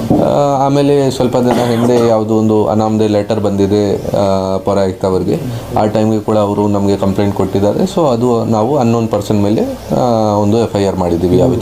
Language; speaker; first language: Kannada; non-native, fluent; Hindi